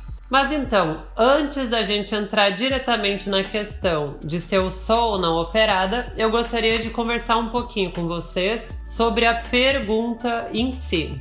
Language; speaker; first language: Portuguese; native; Portuguese